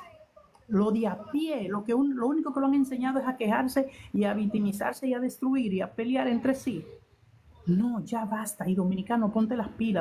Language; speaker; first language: Spanish; native; Spanish